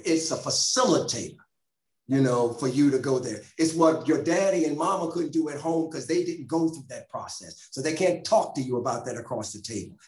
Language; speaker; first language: English; native; English